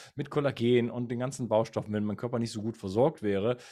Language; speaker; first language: German; native; German